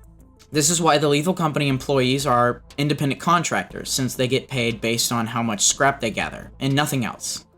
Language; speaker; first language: English; native; English